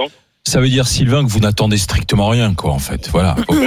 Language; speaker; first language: French; native; French